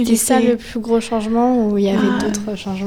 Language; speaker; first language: French; native; French